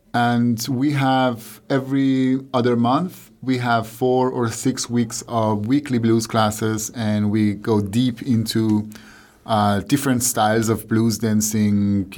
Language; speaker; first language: English; non-native, fluent; Persian